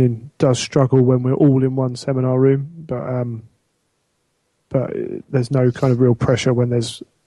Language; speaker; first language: English; native; English